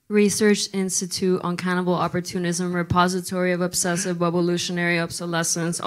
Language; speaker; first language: English; native; English